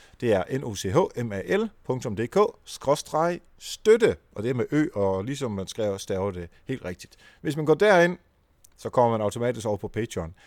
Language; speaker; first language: Danish; native; Danish